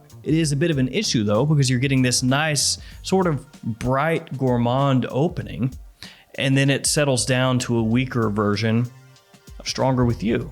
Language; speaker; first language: English; native; English